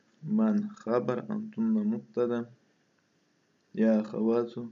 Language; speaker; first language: Arabic; non-native, fluent; Russian